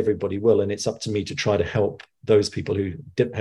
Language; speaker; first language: English; native; English